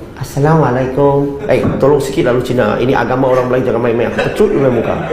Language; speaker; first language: Malay; non-native, local second language; Chinese